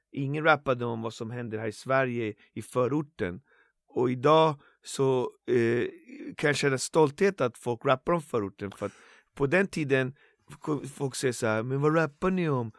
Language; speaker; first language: Swedish; native; Swedish